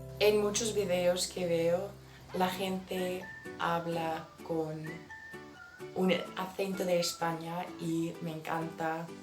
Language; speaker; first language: Spanish; non-native, learner; English